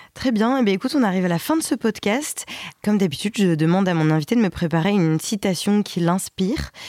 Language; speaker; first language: French; native; French